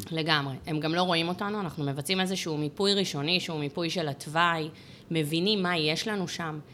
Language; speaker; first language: Hebrew; native; Hebrew